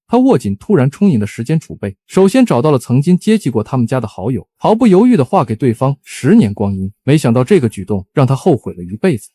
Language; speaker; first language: Chinese; native; Chinese